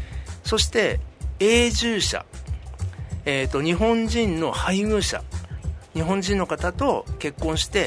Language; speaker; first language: Japanese; native; Japanese